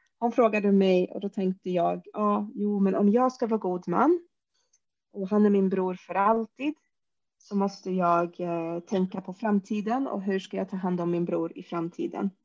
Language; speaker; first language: Swedish; early bilingual, other home language; Arabic